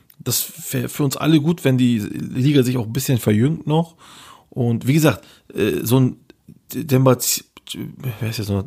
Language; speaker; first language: German; early bilingual, other home language; Turkish